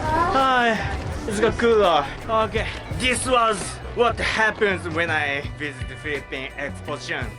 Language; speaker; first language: English; non-native, learner; Japanese